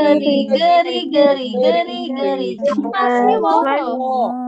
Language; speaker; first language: Korean; non-native, learner; Indonesian